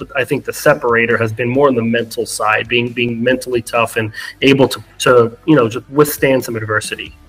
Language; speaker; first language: English; early bilingual, other home language; Arabic